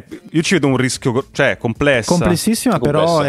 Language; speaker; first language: Italian; native; Italian